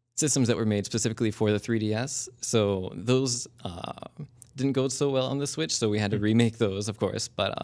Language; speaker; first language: English; native; English